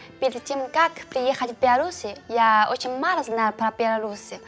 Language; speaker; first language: Russian; non-native, fluent; Chinese